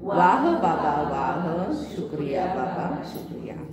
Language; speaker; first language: Hindi; non-native, local second language; Marathi